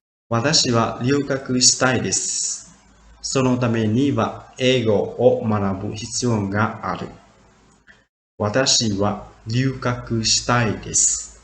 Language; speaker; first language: Japanese; non-native, fluent; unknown